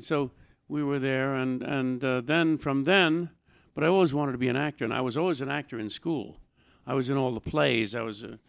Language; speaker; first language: English; native; English